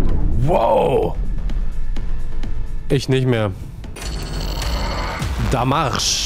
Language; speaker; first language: German; native; German